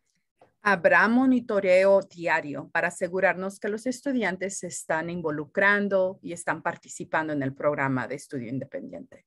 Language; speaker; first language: Spanish; early bilingual, heritage; Spanish